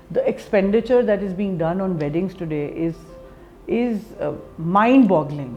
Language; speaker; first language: English; non-native, local second language; Urdu